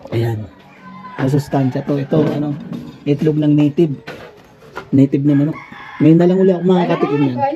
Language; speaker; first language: Filipino; native; Filipino